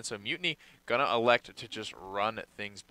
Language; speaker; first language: English; native; English